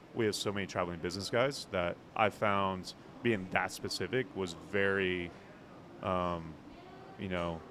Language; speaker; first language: English; native; English